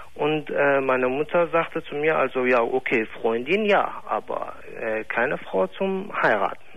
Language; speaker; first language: German; non-native, fluent; Persian